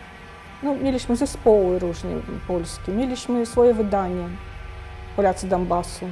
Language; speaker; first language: Polish; non-native, fluent; Russian